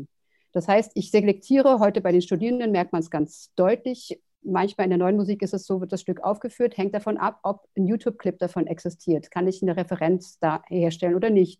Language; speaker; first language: German; native; German